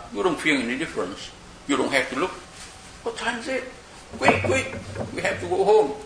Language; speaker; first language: English; non-native, fluent; Vietnamese